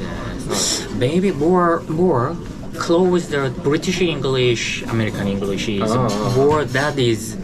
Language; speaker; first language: English; non-native, learner; Korean